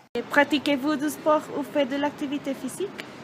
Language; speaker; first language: French; non-native, learner; Spanish